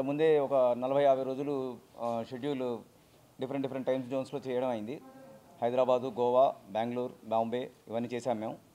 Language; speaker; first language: Telugu; native; Telugu